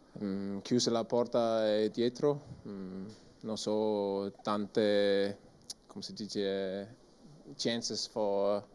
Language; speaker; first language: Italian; non-native, learner; Danish